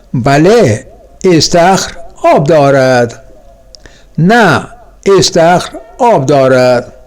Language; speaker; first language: Persian; non-native, fluent; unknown